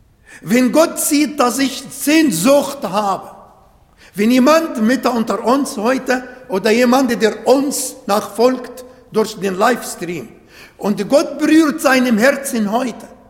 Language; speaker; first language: German; non-native, learner; Arabic